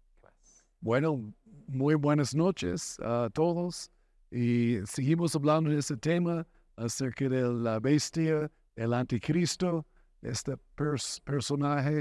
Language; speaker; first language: Spanish; non-native, fluent; English